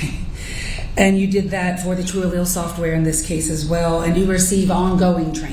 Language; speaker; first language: English; native; English